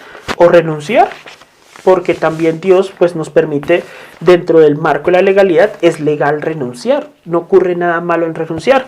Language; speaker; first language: Spanish; native; Spanish